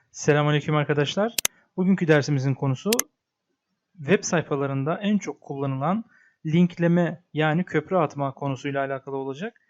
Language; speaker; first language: Turkish; native; Turkish